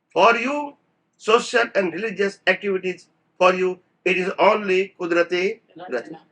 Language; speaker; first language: English; non-native, local second language; Gujarati